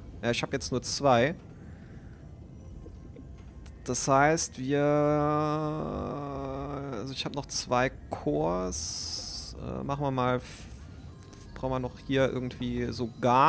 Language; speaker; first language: German; native; German